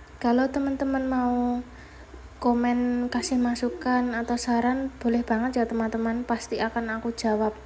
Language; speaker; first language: Indonesian; non-native, local second language; Javanese